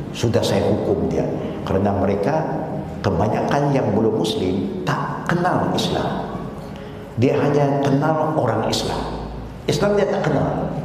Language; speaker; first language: Malay; non-native, local second language; Chinese